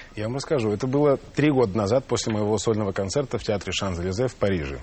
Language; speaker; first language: Russian; native; Russian